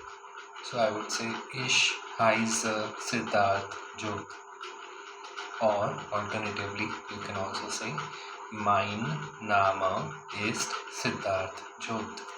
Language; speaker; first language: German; non-native, fluent; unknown